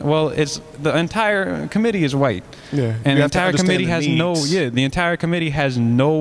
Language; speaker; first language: English; native; English